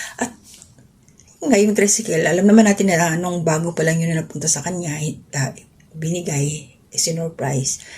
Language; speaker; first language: Filipino; non-native, local second language; Waray